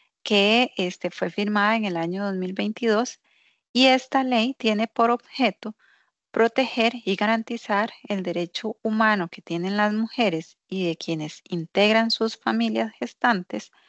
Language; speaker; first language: Spanish; native; Spanish